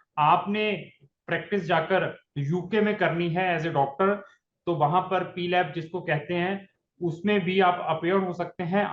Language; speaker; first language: Hindi; non-native, local second language; Punjabi